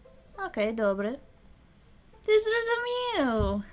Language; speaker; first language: Ukrainian; early bilingual, heritage; English